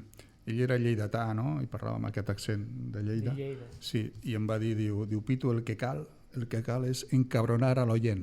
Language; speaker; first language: Catalan; native; Catalan